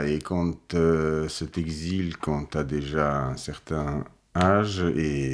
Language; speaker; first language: French; non-native, fluent; Russian